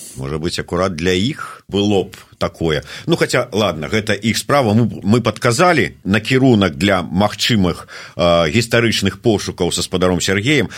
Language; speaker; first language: Belarusian; native; Belarusian